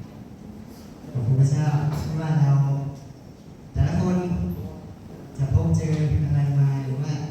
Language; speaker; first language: Thai; non-native, local second language; Iu Mien